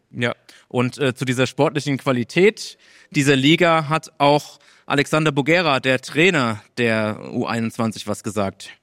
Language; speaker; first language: German; native; German